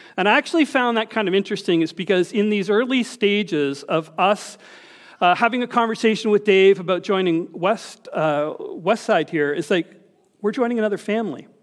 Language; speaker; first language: English; native; English